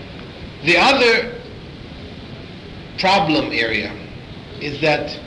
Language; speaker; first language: English; native; English